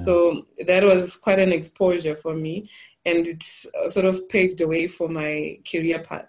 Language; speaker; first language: English; non-native, local second language; Shona